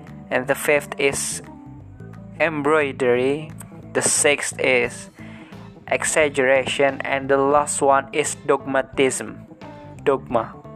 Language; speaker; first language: English; non-native, learner; Indonesian